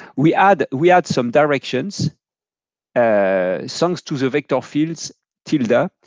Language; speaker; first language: English; non-native, fluent; French